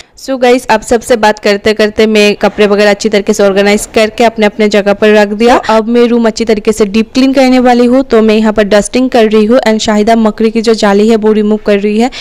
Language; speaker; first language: Hindi; non-native, local second language; Assamese